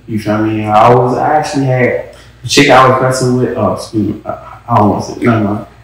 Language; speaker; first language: English; native; English